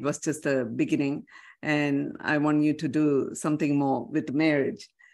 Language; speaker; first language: English; non-native, local second language; Tamil